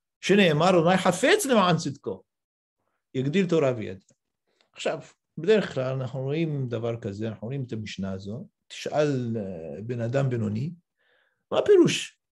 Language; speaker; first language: Hebrew; non-native, fluent; English